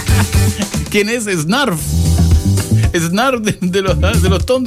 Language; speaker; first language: Spanish; native; Spanish